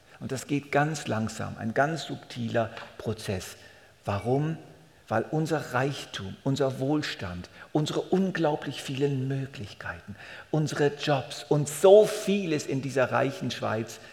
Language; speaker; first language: German; native; German